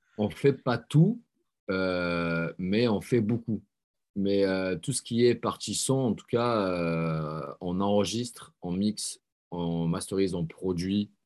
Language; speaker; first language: French; native; French